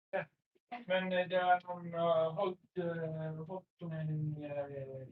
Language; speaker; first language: Danish; native; Danish